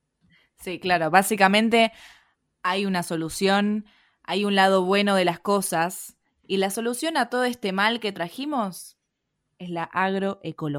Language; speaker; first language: Spanish; native; Spanish